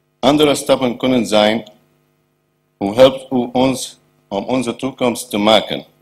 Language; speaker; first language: Dutch; non-native, learner; Arabic